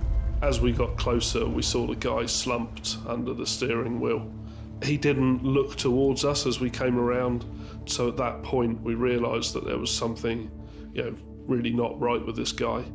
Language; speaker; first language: English; native; English